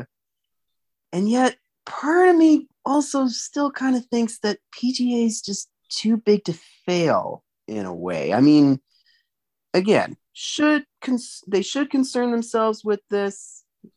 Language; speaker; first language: English; native; English